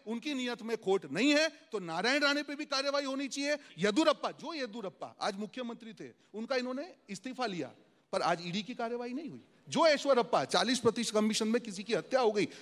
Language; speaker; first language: Hindi; non-native, local second language; Gujarati